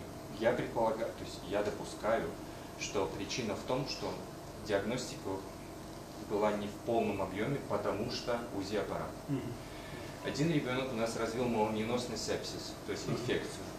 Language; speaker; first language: Russian; native; Russian